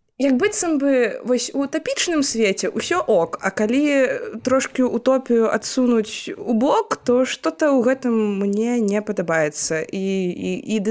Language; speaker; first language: Belarusian; non-native, local second language; Russian